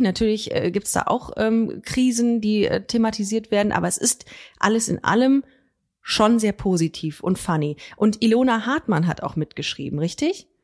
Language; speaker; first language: German; native; German